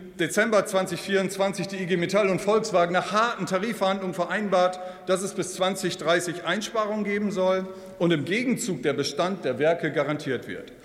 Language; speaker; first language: German; native; German